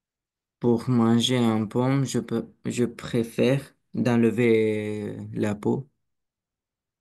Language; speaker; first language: French; non-native, learner; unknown